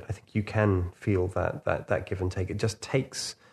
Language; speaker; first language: English; native; English